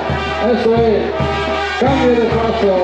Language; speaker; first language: Spanish; native; Spanish